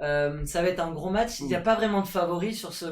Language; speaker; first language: French; native; French